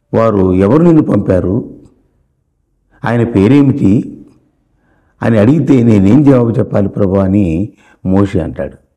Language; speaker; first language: Telugu; native; Telugu